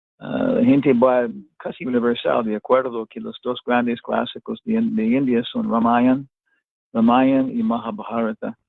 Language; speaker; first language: Spanish; non-native, fluent; English